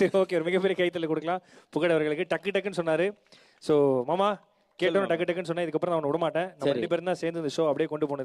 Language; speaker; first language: Tamil; native; Tamil